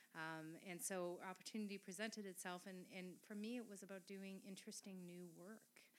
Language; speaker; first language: English; non-native, fluent; French